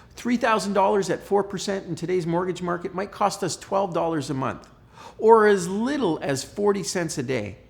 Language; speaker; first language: English; native; English